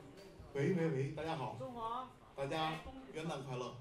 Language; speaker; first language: Chinese; native; Chinese